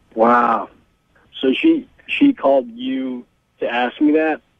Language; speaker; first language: English; native; English